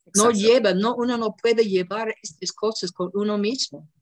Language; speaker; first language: Spanish; non-native, fluent; English